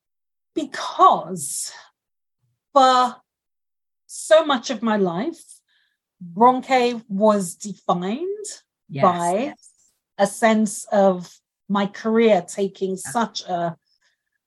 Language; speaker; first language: English; non-native, local second language; Yoruba